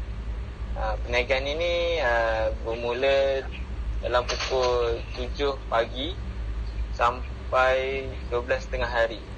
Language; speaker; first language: Malay; native; Malay